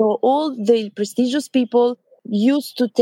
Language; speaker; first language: English; non-native, fluent; Italian